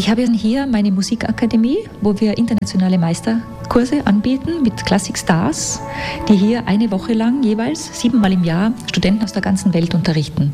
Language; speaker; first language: German; native; German